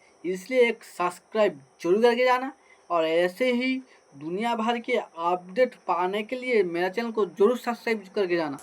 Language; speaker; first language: Hindi; native; Hindi